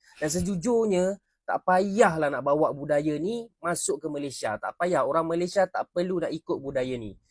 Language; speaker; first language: Malay; native; Malay